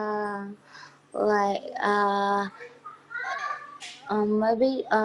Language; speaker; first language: English; non-native, learner; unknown